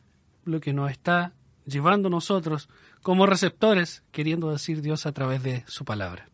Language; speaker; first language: Spanish; native; Spanish